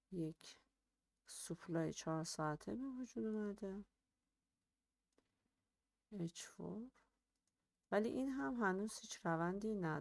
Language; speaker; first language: Persian; native; Persian